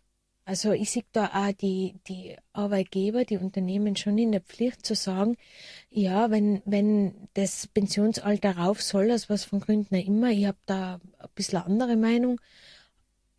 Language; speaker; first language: German; native; German